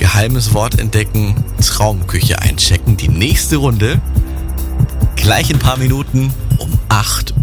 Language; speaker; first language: German; native; German